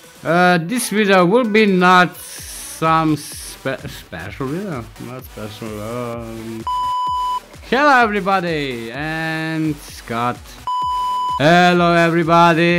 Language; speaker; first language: English; non-native, learner; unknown